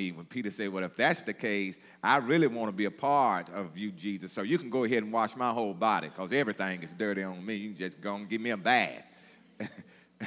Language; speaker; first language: English; native; English